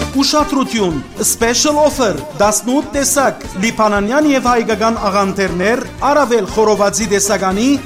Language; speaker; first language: Armenian; native; Armenian